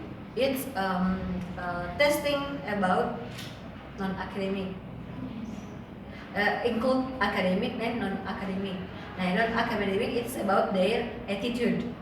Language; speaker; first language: English; non-native, learner; Indonesian